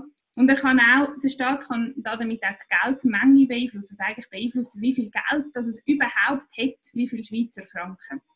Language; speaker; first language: German; native; German